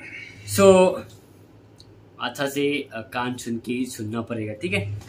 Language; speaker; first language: Hindi; non-native, local second language; Kok Borok